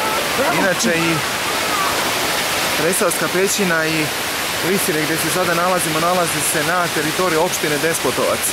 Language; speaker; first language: Bosnian; native; Bosnian